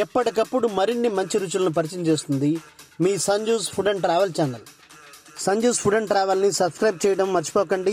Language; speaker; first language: Telugu; native; Telugu